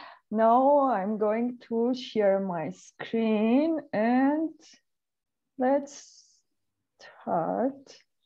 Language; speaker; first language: English; non-native, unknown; Armenian